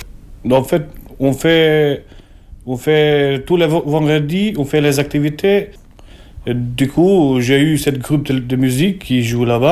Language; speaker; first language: French; non-native, learner; Albanian